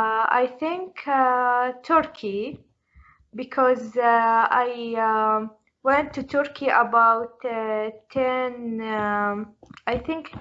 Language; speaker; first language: English; non-native, learner; Arabic